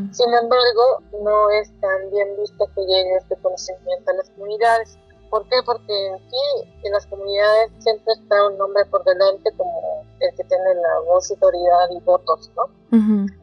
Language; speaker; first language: Spanish; non-native, local second language; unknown